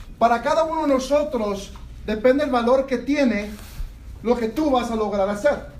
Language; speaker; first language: Spanish; early bilingual, heritage; Spanish